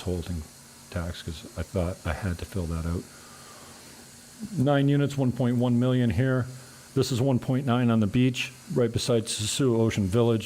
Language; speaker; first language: English; native; English